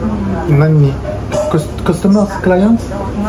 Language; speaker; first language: Japanese; non-native, learner; French